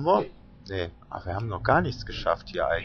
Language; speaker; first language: German; native; German